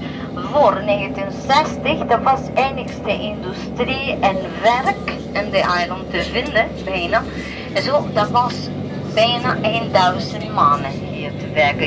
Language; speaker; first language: Dutch; non-native, learner; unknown